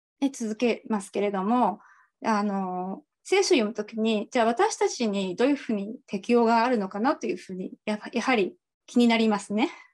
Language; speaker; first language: Japanese; native; Japanese